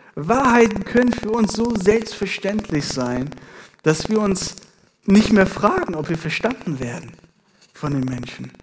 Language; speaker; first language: German; non-native, fluent; Persian